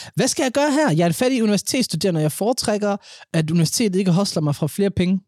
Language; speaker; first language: Danish; early bilingual, other home language; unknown